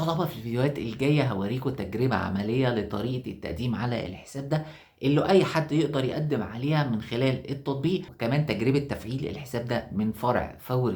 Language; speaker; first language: Arabic; native; Arabic